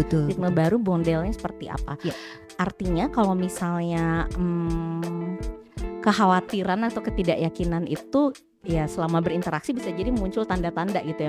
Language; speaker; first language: Indonesian; native; Indonesian